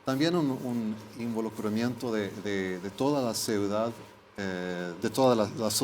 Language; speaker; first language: Spanish; non-native, fluent; Swedish